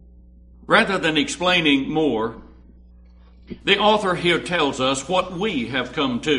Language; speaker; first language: English; native; English